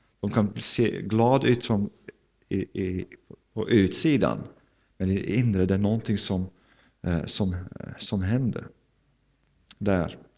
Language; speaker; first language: Swedish; non-native, fluent; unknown